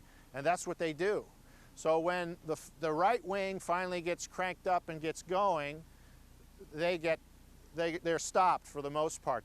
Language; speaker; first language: English; native; English